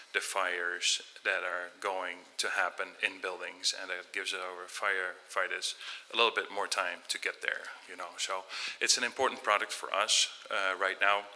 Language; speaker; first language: English; non-native, fluent; Dutch